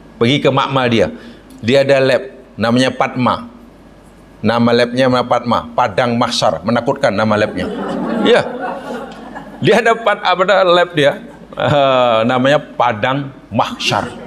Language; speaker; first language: Malay; native; Malay